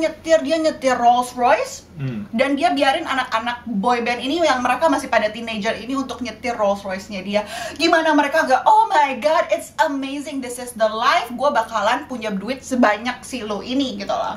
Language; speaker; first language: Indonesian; native; Indonesian